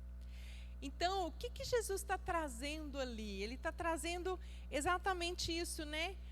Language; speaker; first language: Portuguese; native; Portuguese